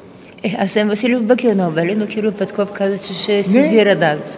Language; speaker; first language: Bulgarian; native; Bulgarian